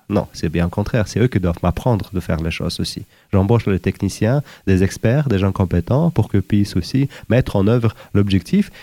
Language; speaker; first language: French; non-native, fluent; Uzbek